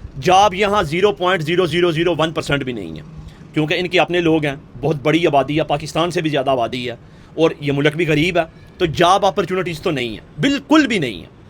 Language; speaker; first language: Urdu; native; Urdu